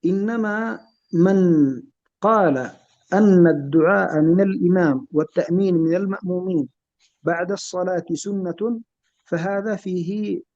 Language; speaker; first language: Arabic; native; Arabic